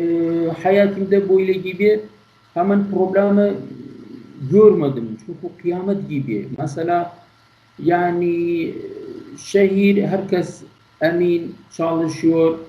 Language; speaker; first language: Turkish; non-native, learner; Kurdish